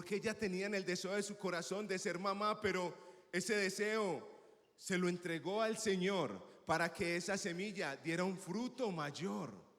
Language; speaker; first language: Spanish; native; Spanish